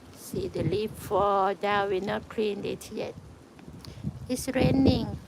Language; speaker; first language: English; non-native, learner; Thai